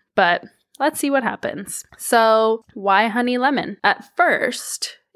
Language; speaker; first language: English; native; English